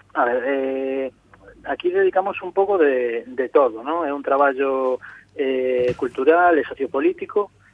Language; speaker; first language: Galician; non-native, local second language; Spanish